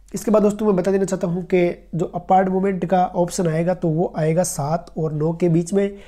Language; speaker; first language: Hindi; native; Hindi